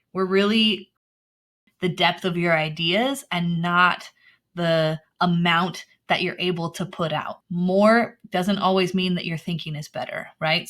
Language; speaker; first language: English; native; English